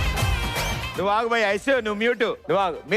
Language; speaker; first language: Telugu; native; Telugu